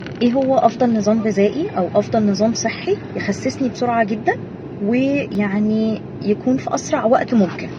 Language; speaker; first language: Arabic; native; Arabic